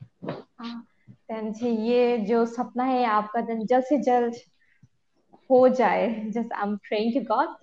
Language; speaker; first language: Hindi; non-native, local second language; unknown